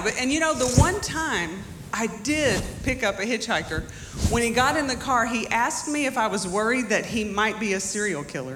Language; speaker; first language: English; native; English